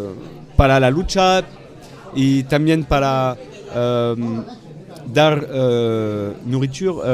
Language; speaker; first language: Spanish; non-native, fluent; French